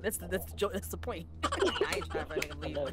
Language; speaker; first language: English; native; English